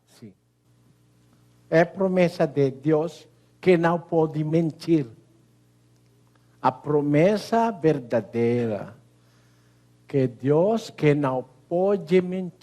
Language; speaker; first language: Portuguese; non-native, learner; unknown